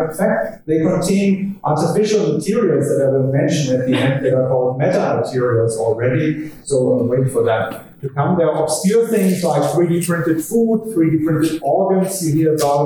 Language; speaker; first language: English; non-native, fluent; German